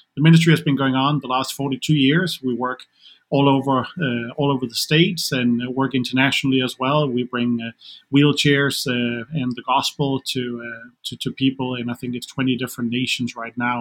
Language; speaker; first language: English; non-native, fluent; Danish